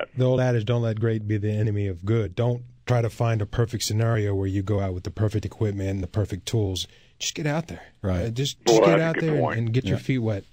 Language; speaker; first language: English; native; English